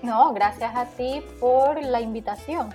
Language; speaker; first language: Spanish; native; Spanish